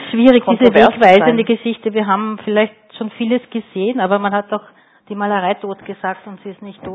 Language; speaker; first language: German; native; German